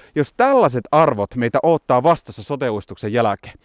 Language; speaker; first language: Finnish; native; Finnish